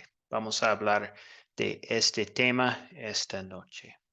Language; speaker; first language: Spanish; non-native, fluent; English